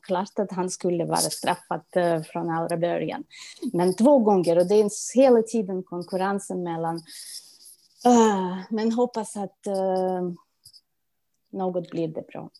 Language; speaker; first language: Swedish; non-native, fluent; Russian